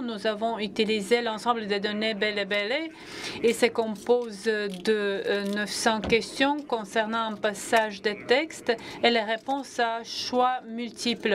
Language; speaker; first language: French; non-native, fluent; Latvian